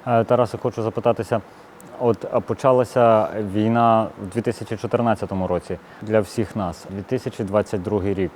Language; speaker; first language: Ukrainian; native; Ukrainian